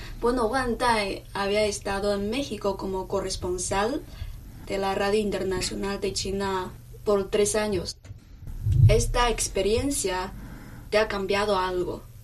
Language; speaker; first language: Spanish; non-native, fluent; Chinese